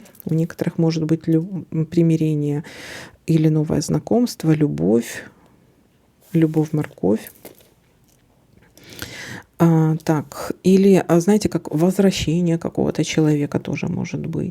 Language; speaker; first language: Russian; native; Russian